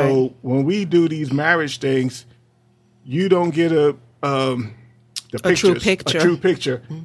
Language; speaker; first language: English; native; English